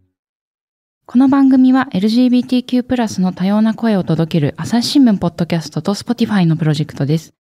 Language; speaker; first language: Japanese; native; Japanese